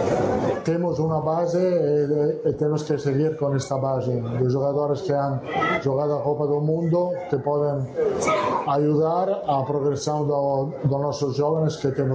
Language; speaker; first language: Portuguese; non-native, learner; Italian